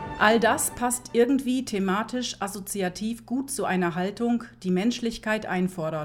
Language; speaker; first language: German; native; German